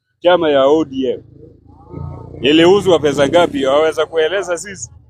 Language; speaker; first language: Swahili; non-native, local second language; Luo (Kenya and Tanzania)